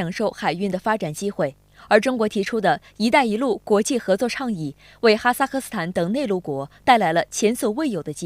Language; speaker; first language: Chinese; native; Chinese